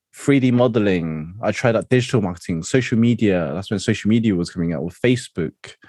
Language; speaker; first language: English; non-native, local second language; Cantonese